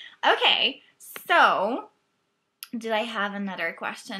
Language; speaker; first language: English; non-native, fluent; Hungarian